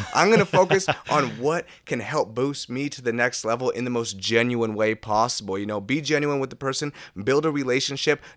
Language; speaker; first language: English; native; English